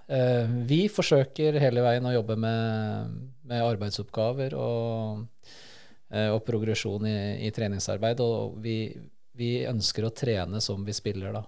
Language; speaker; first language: Norwegian; early bilingual, other home language; Spanish